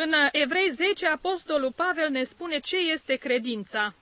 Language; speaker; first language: Romanian; native; Romanian